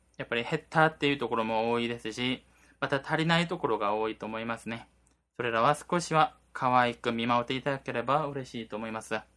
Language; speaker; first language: Japanese; non-native, fluent; Korean